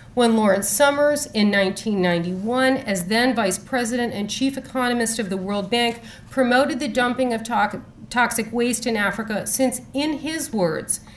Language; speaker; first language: English; native; English